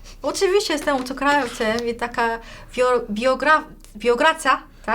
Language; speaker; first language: Polish; non-native, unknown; Korean